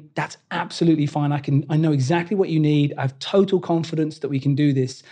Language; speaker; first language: English; native; English